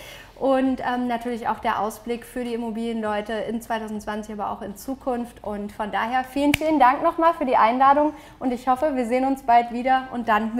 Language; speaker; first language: German; native; German